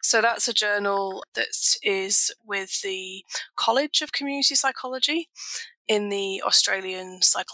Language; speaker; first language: English; native; English